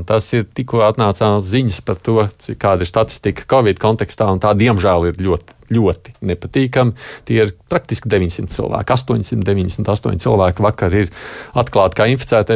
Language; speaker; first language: Latvian; native; Latvian